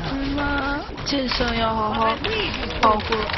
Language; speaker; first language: Chinese; native; Chinese